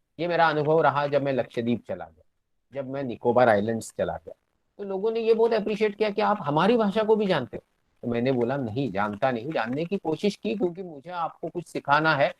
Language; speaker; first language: Hindi; non-native, local second language; Marathi